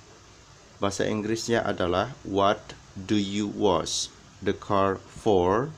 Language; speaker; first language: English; non-native, fluent; Indonesian